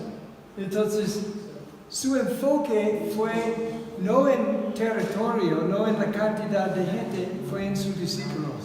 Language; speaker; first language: Spanish; non-native, fluent; English